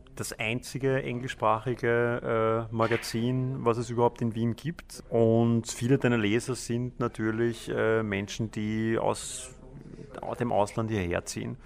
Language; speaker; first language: German; native; German